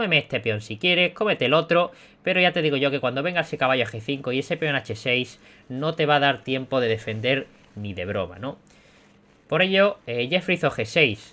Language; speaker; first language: Spanish; native; Spanish